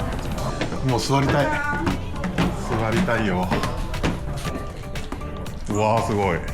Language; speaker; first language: Japanese; native; Japanese